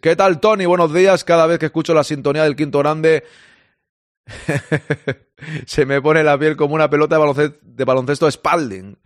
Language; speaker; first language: Spanish; native; Spanish